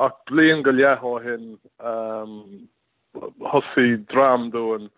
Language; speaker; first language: Irish; non-native, learner; English